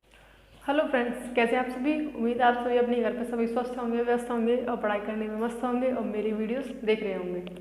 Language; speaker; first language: Hindi; native; Hindi